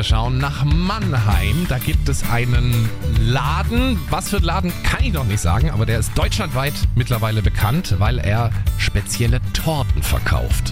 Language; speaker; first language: German; native; German